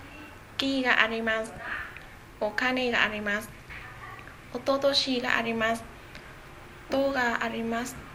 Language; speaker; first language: Japanese; non-native, learner; Vietnamese